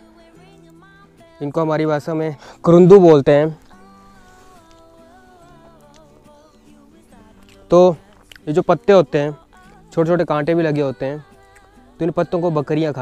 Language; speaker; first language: Hindi; native; Hindi